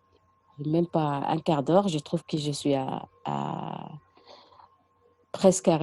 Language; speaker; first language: French; non-native, learner; Arabic